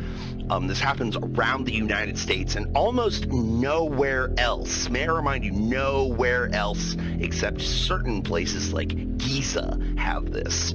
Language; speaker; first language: English; native; English